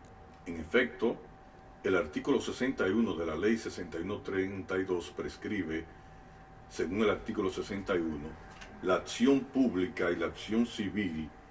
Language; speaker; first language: Spanish; native; Spanish